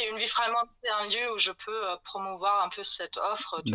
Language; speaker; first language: French; non-native, fluent; German